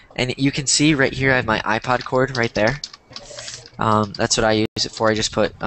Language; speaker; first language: English; native; English